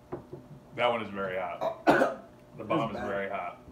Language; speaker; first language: English; native; English